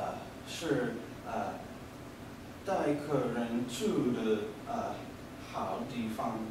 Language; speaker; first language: Chinese; non-native, learner; English